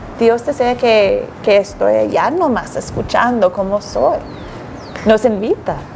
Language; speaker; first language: Spanish; non-native, fluent; English